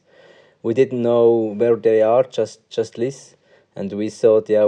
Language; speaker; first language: English; non-native, fluent; Swiss German